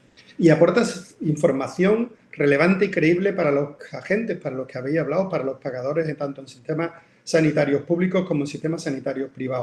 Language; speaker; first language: Spanish; native; Spanish